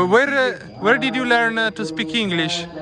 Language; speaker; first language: English; non-native, fluent; Italian